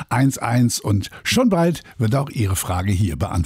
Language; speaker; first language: German; native; German